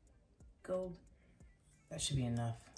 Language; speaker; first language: English; native; English